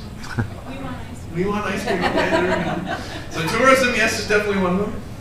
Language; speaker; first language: English; native; English